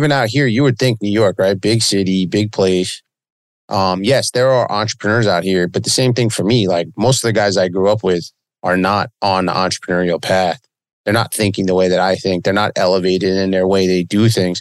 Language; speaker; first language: English; native; English